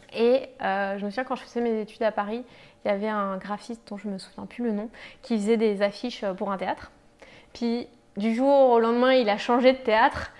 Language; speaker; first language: French; native; French